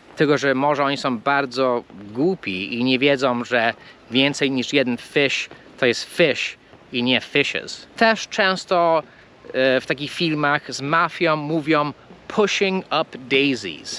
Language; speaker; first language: Polish; non-native, fluent; English